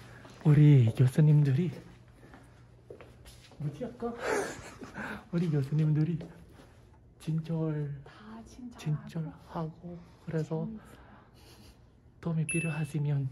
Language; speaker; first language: Korean; non-native, learner; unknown